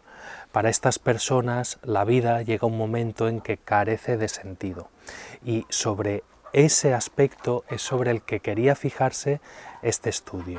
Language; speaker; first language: Spanish; native; Spanish